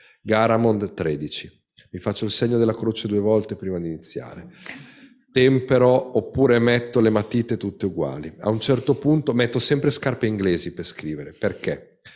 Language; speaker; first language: Italian; native; Italian